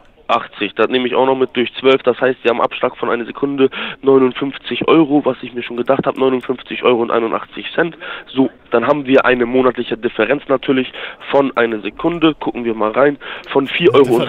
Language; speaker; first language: German; native; German